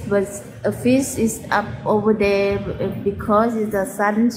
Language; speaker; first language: English; non-native, learner; Thai